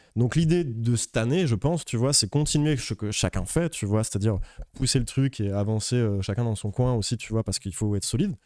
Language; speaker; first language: French; native; French